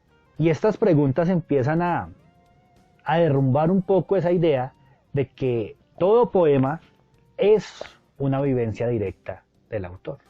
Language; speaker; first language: Spanish; native; Spanish